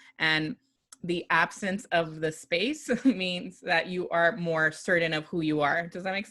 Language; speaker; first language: English; native; English